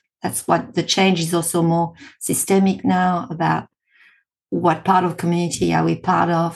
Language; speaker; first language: English; non-native, fluent; French